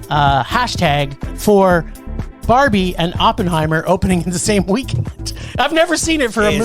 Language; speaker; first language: English; native; English